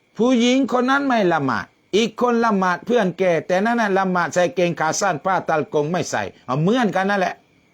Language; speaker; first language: Thai; non-native, local second language; Malay